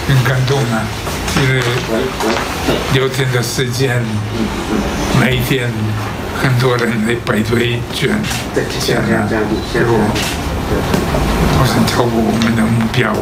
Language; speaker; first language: Chinese; non-native, fluent; Italian